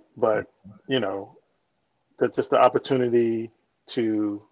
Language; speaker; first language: English; native; English